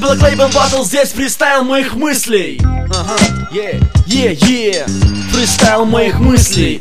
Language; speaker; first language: Russian; native; Russian